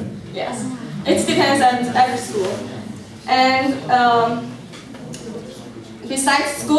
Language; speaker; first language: English; non-native, learner; Chinese